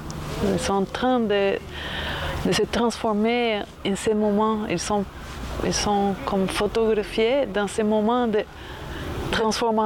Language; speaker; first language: French; non-native, fluent; Portuguese